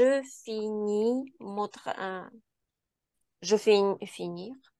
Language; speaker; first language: French; non-native, learner; Ukrainian